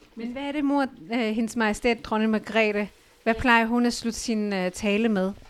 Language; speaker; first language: Danish; early bilingual, other home language; Urdu